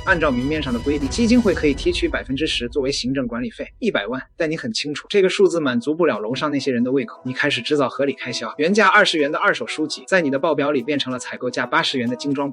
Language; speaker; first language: Chinese; native; Chinese